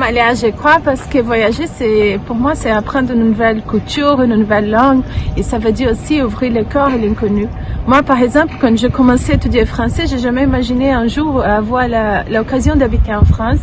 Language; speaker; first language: French; non-native, fluent; Portuguese